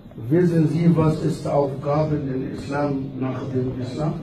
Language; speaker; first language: German; non-native, learner; Arabic